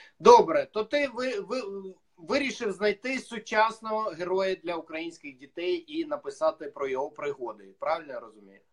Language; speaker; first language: Ukrainian; non-native, local second language; Russian